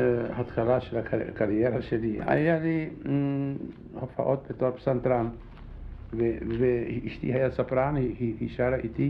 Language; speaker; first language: Hebrew; non-native, fluent; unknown